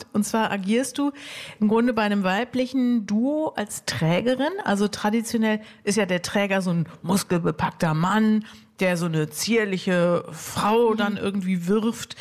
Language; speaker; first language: German; native; German